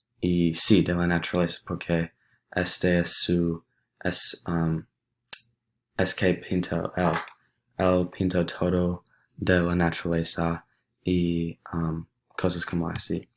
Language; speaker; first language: Spanish; non-native, learner; English